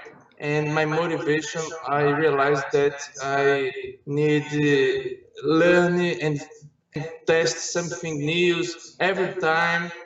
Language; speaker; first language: English; non-native, learner; Portuguese